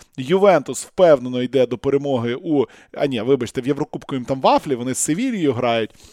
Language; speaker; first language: Ukrainian; non-native, local second language; Russian